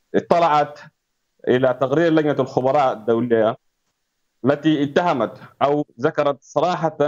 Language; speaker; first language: Arabic; native; Arabic